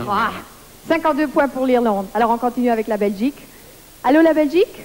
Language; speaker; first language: French; non-native, local second language; Luxembourgish